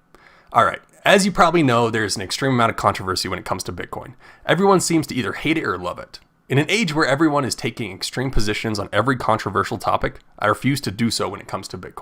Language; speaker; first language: English; native; English